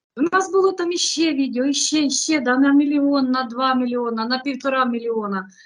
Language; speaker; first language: Ukrainian; native; Ukrainian